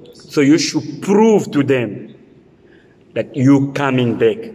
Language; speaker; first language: English; non-native, fluent; French